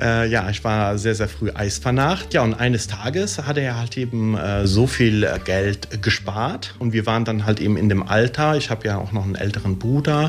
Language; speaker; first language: German; early bilingual, other home language; Italian